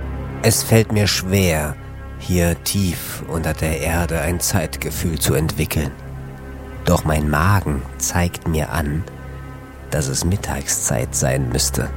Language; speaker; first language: German; native; German